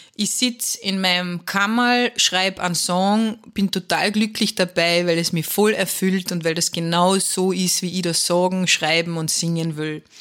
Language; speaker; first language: German; native; German